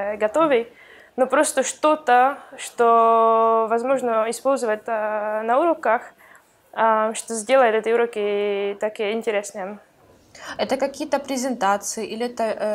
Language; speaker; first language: Russian; non-native, learner; Estonian